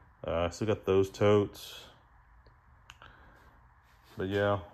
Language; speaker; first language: English; native; English